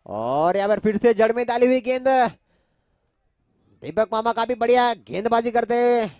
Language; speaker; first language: Hindi; non-native, local second language; Marathi